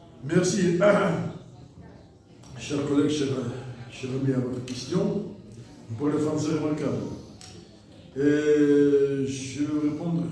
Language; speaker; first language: French; non-native, learner; Russian